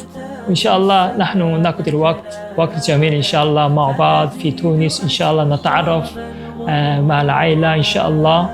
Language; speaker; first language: Arabic; non-native, fluent; Korean